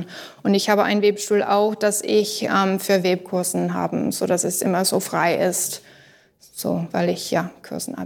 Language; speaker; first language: German; non-native, learner; English